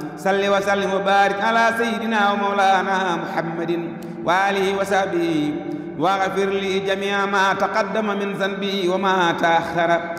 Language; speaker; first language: Arabic; non-native, fluent; Wolof